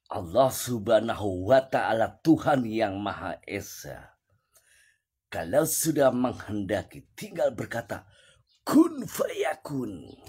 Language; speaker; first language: Indonesian; native; Indonesian